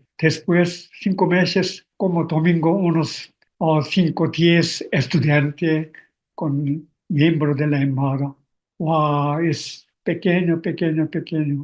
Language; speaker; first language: Spanish; non-native, learner; Korean